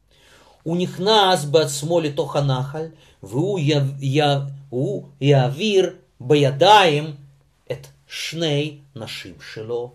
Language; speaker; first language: Hebrew; non-native, fluent; Russian